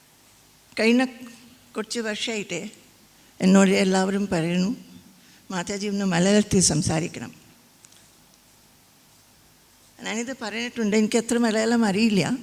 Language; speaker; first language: Malayalam; non-native, fluent; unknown